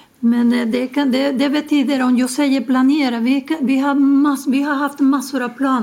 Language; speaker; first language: Swedish; non-native, fluent; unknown